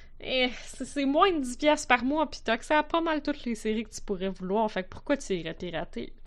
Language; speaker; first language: French; native; French